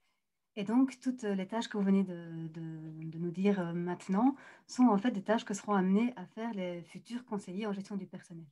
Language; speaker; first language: French; native; French